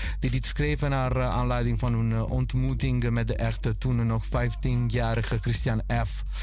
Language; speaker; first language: Dutch; non-native, fluent; Italian